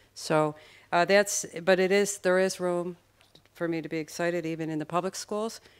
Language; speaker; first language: English; native; English